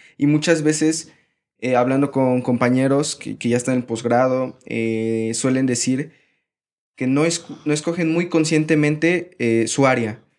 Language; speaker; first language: Spanish; native; Spanish